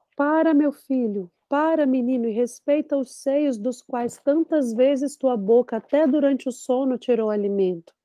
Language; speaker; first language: Portuguese; native; Portuguese